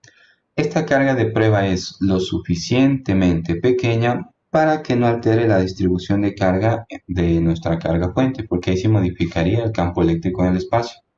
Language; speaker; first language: Spanish; native; Spanish